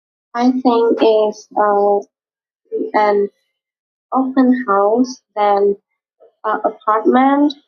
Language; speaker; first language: English; non-native, learner; Vietnamese